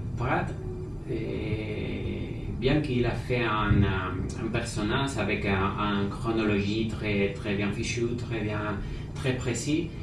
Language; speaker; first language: French; non-native, fluent; Spanish